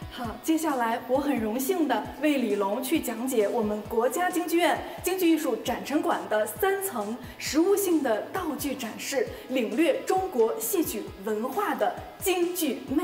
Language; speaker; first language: Chinese; native; Chinese